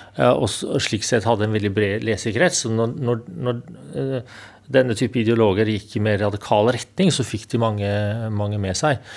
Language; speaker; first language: Norwegian; native; Norwegian